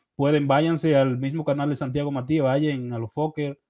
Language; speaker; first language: Spanish; native; Spanish